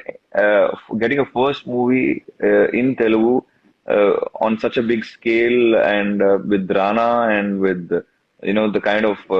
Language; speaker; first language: English; non-native, local second language; Tamil